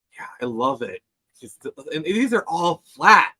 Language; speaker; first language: English; native; English